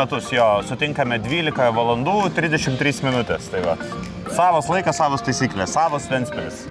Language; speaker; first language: Lithuanian; native; Lithuanian